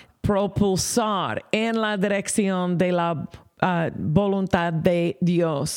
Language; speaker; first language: Spanish; non-native, fluent; English